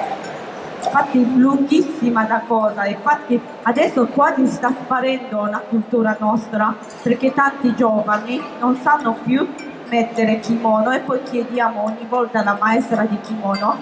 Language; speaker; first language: Italian; non-native, fluent; Japanese